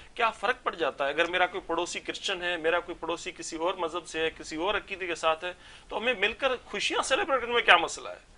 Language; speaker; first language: Urdu; non-native, local second language; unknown